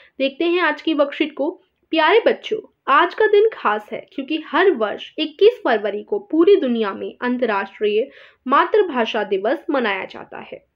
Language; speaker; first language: Hindi; native; Hindi